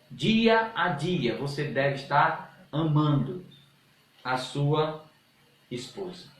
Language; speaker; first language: Portuguese; native; Portuguese